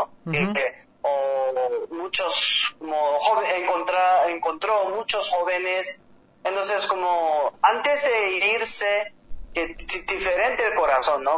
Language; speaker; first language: Spanish; non-native, learner; Korean